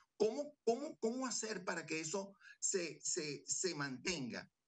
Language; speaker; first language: Spanish; native; Spanish